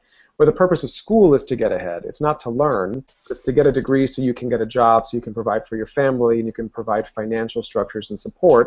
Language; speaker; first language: English; early bilingual, other home language; Spanish